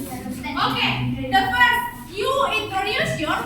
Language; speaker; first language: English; non-native, learner; Indonesian